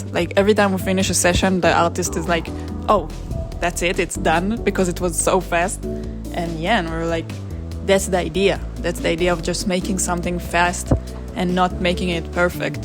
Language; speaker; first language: English; non-native, fluent; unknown